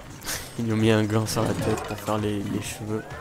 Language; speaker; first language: French; native; French